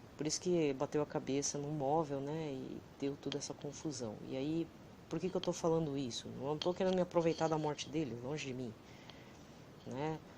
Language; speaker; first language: Portuguese; native; Portuguese